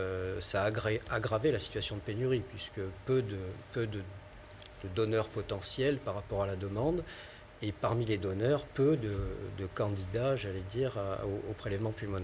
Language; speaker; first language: French; native; French